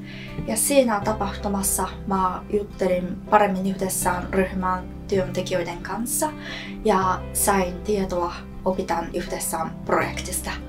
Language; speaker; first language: Finnish; non-native, learner; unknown